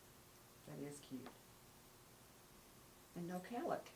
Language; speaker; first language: English; native; English